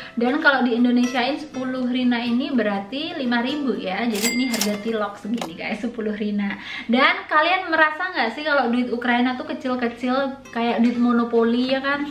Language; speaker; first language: Indonesian; native; Indonesian